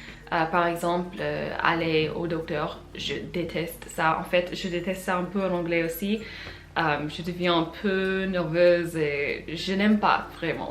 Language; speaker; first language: French; non-native, fluent; English